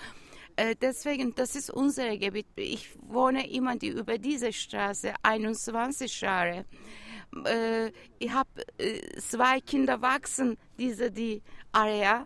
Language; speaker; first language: German; non-native, learner; Turkish